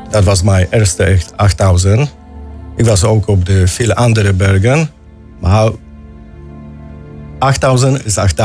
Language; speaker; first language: Dutch; non-native, learner; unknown